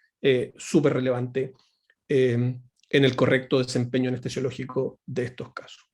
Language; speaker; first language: Spanish; native; Spanish